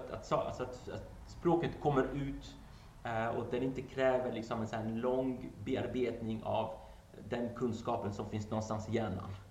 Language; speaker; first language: Swedish; non-native, fluent; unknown